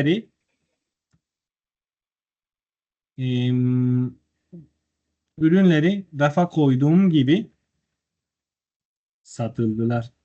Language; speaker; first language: Turkish; non-native, fluent; Spanish